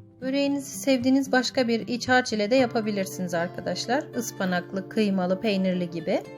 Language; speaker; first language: Turkish; native; Turkish